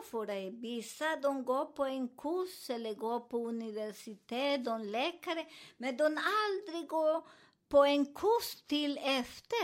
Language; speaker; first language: Swedish; non-native, learner; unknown